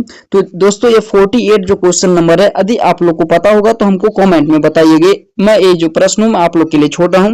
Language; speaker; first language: Hindi; native; Hindi